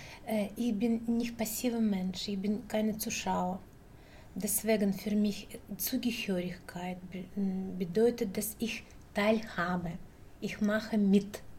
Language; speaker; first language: German; non-native, learner; Russian